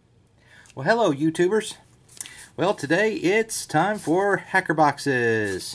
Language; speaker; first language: English; native; English